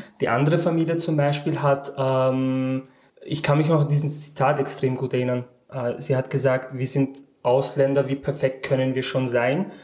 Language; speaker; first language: German; early bilingual, other home language; Turkish